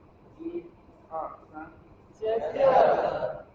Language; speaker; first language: Chinese; native; Chinese